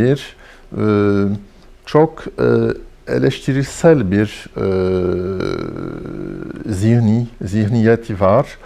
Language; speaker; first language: Turkish; non-native, fluent; French